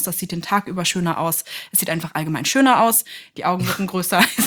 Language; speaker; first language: German; native; German